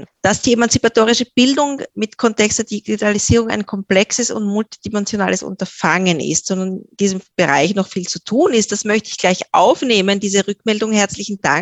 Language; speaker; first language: German; native; German